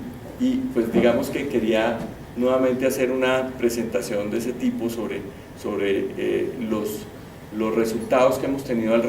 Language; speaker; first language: Spanish; native; Spanish